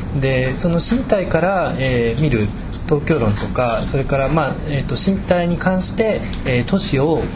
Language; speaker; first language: Japanese; native; Japanese